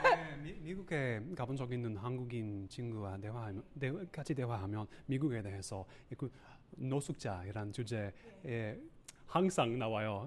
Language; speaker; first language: Korean; non-native, learner; English